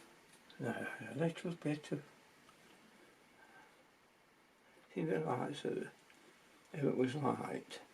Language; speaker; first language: English; native; English